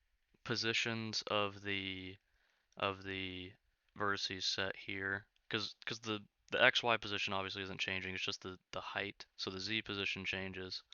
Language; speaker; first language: English; native; English